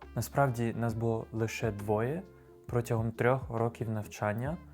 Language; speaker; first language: Ukrainian; non-native, fluent; French